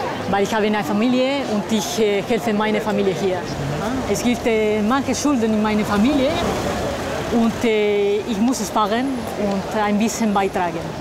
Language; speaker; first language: German; non-native, fluent; Spanish